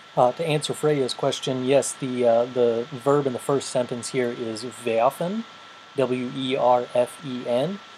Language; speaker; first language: English; native; English